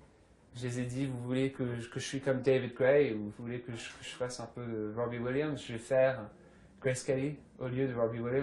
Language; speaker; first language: French; early bilingual, other home language; English